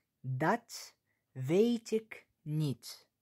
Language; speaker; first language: Dutch; non-native, fluent; Arabic